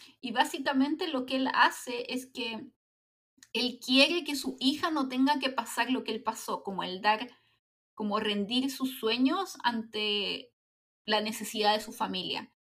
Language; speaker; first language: Spanish; native; Spanish